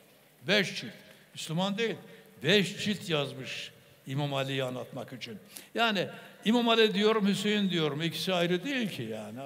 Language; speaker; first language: Turkish; native; Turkish